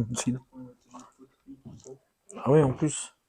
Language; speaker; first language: French; native; French